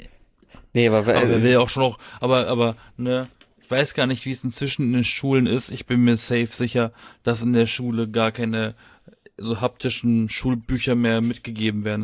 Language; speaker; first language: German; native; German